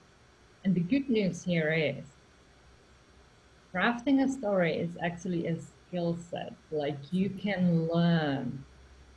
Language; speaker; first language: English; non-native, fluent; Finnish